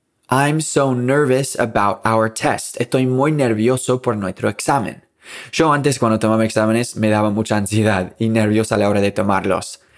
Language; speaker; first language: Spanish; native; Spanish